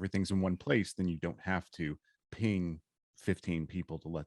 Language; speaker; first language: English; native; English